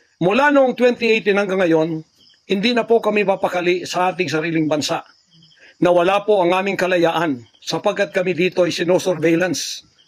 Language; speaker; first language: Filipino; non-native, local second language; Cebuano